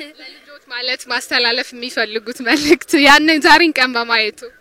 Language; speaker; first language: Amharic; native; Amharic